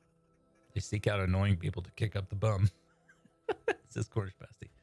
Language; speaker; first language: English; native; English